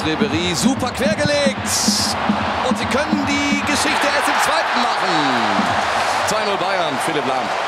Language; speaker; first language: German; native; German